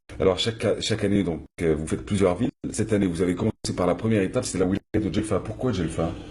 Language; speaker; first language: French; non-native, local second language; Arabic